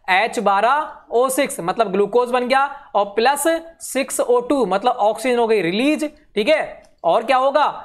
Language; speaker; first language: Hindi; native; Hindi